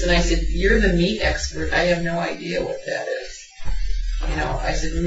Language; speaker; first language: English; native; English